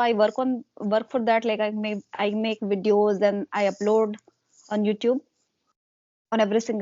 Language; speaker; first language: English; non-native, fluent; Hindi